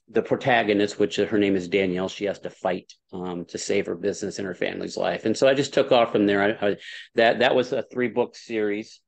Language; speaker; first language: English; native; English